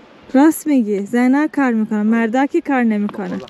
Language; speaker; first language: Persian; non-native, fluent; Turkish